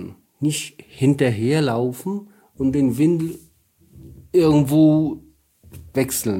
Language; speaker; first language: German; non-native, learner; Polish